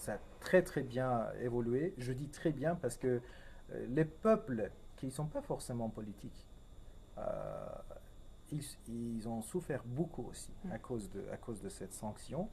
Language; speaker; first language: French; non-native, fluent; Persian